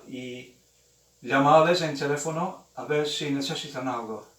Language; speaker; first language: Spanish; non-native, fluent; English